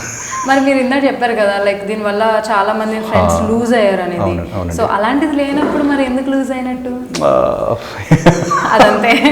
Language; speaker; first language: Telugu; native; Telugu